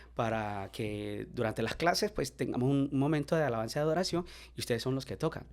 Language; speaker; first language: Spanish; early bilingual, heritage; Spanish